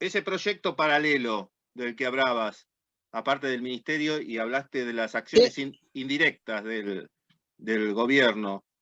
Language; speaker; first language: Spanish; native; Spanish